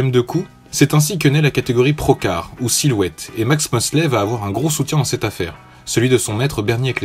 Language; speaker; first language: French; native; French